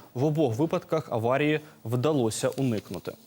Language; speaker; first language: Ukrainian; native; Ukrainian